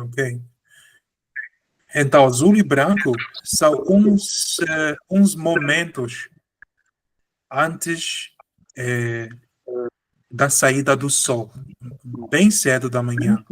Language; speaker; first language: Portuguese; non-native, fluent; Spanish